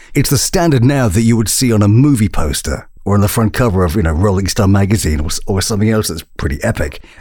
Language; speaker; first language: English; native; English